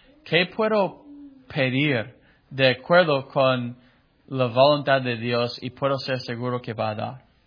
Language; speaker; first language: Spanish; non-native, fluent; English